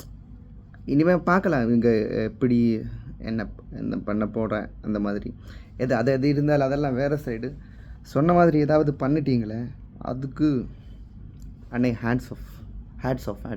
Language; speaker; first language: Tamil; non-native, local second language; Malayalam